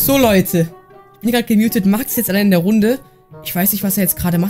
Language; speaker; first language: German; native; German